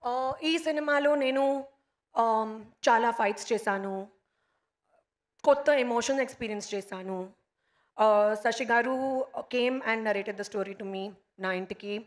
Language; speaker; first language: Telugu; non-native, learner; Hindi